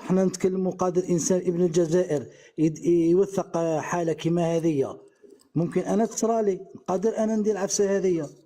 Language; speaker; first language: Arabic; native; Arabic